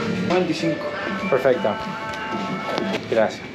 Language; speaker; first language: Spanish; non-native, learner; English